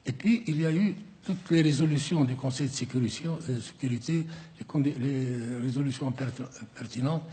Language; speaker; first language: French; non-native, local second language; Arabic